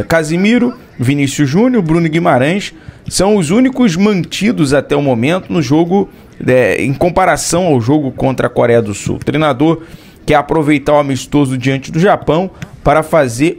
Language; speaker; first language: Portuguese; native; Portuguese